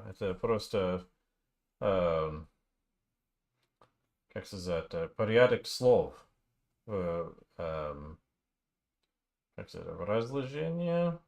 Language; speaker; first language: Russian; non-native, learner; English